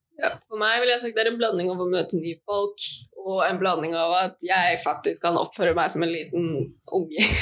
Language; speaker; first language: Norwegian; native; Norwegian